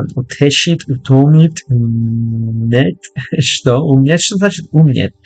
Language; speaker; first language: Russian; non-native, learner; English